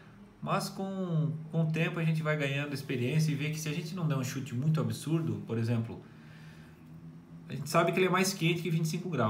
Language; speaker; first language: Portuguese; native; Portuguese